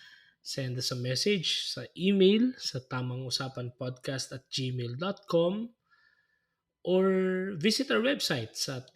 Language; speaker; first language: Filipino; native; Filipino